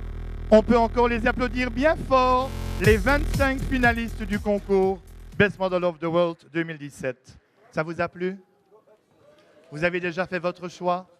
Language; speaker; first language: French; native; French